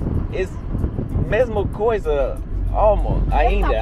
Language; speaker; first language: Portuguese; non-native, learner; English